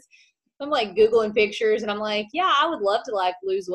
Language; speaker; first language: English; native; English